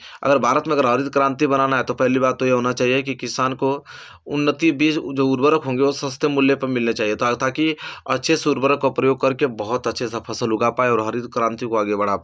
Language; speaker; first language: Hindi; native; Hindi